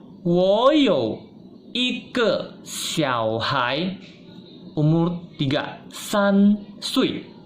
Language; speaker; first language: Chinese; non-native, fluent; Indonesian